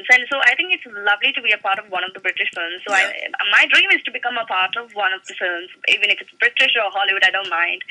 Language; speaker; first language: English; non-native, local second language; Malayalam